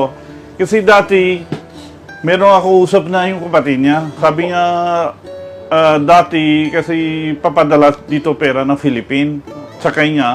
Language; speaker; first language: Filipino; non-native, learner; Punjabi